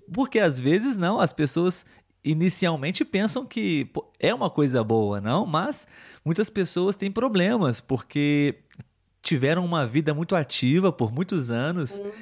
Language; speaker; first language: Portuguese; native; Portuguese